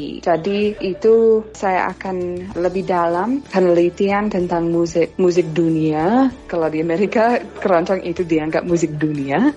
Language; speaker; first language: Indonesian; non-native, fluent; English